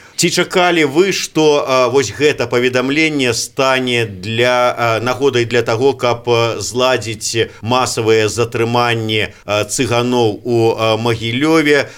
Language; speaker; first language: Belarusian; native; Belarusian